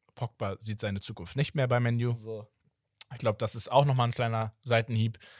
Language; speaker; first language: German; early bilingual, other home language; Portuguese